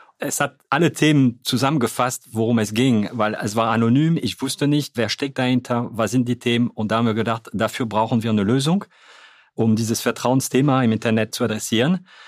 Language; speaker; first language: German; non-native, fluent; French